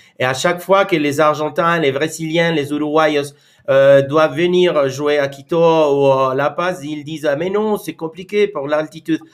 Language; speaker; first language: French; non-native, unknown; Spanish